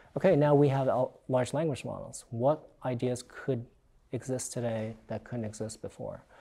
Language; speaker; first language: English; native; English